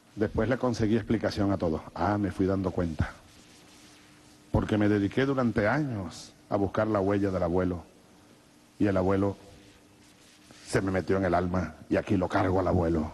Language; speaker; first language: Spanish; native; Spanish